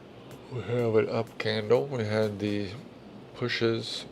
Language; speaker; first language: English; native; English